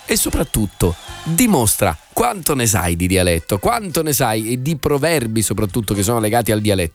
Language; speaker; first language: Italian; native; Italian